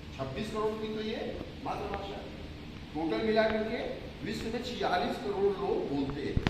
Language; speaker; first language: Hindi; native; Hindi